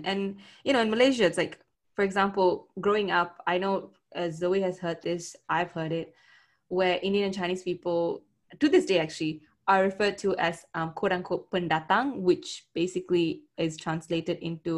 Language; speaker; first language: English; non-native, local second language; Tamil